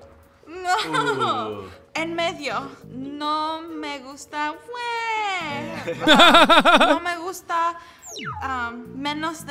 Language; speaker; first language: Spanish; early bilingual, heritage; English